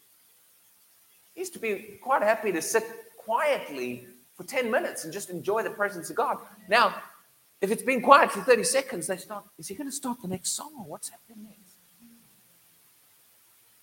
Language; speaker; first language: English; native; English